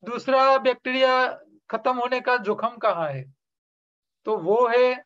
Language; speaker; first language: Hindi; non-native, local second language; Gujarati